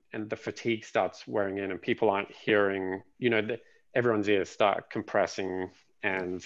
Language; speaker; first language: English; native; English